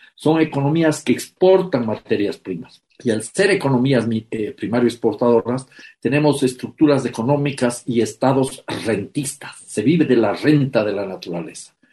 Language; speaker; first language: Spanish; native; Spanish